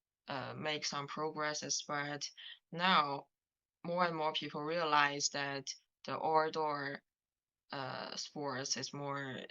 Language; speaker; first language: English; non-native, learner; Chinese